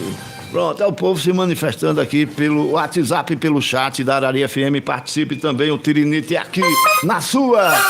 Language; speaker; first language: Portuguese; native; Portuguese